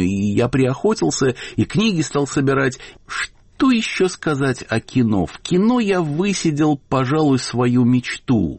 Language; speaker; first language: Russian; native; Russian